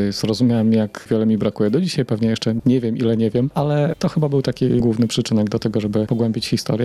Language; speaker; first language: Polish; native; Polish